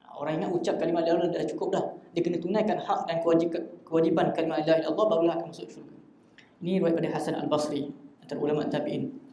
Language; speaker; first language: Malay; native; Malay